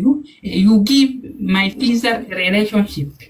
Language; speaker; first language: English; non-native, learner; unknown